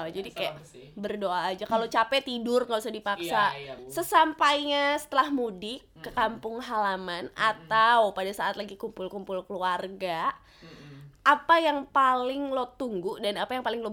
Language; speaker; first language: Indonesian; native; Indonesian